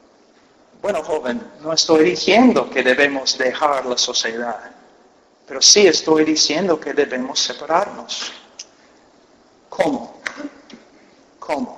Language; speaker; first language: Spanish; non-native, fluent; English